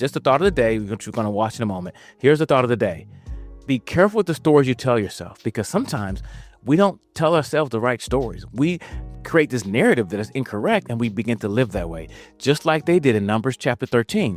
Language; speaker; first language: English; native; English